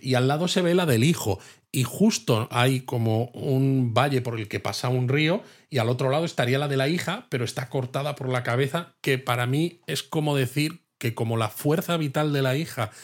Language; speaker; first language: Spanish; native; Spanish